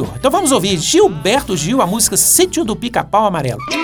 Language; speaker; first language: Portuguese; native; Portuguese